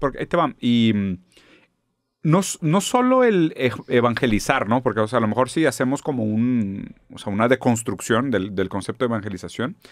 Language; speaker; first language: Spanish; non-native, fluent; German